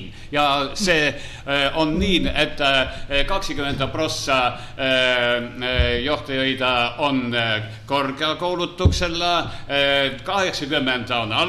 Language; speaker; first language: Finnish; non-native, learner; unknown